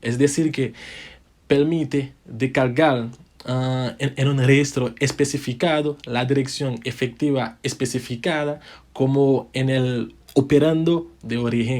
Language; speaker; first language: Spanish; non-native, fluent; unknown